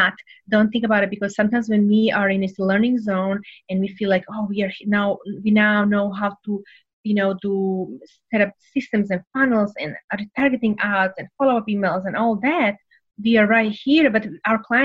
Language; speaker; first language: English; non-native, fluent; Serbian